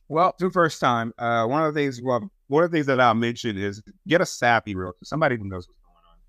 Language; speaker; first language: English; non-native, fluent; Haitian Creole